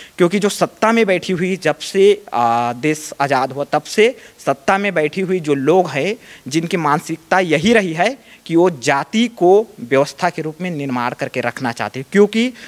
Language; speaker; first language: Hindi; native; Hindi